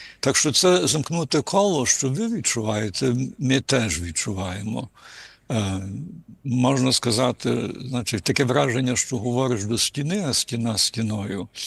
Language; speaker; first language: Ukrainian; early bilingual, heritage; Ukrainian